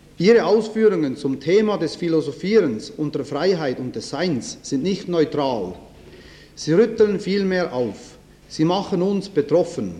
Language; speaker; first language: German; native; German